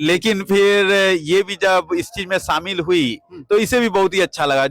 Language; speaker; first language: Hindi; native; Hindi